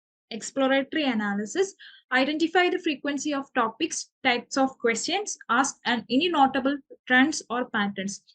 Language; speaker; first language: English; non-native, local second language; Malayalam